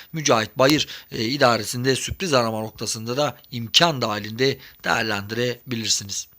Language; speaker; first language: Turkish; native; Turkish